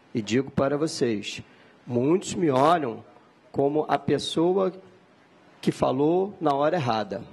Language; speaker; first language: Portuguese; native; Portuguese